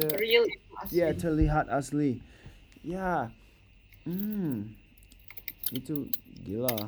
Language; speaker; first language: Indonesian; non-native, learner; English